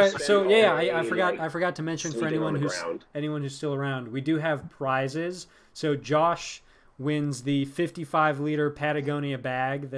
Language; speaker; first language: English; native; English